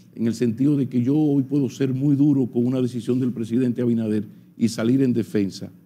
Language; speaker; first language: Spanish; native; Spanish